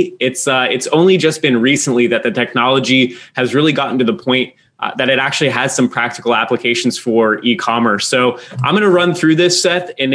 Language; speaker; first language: English; native; English